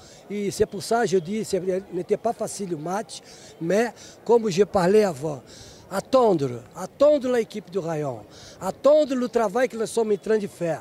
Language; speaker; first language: French; non-native, fluent; Portuguese